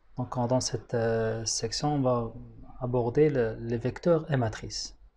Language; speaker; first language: French; non-native, local second language; Arabic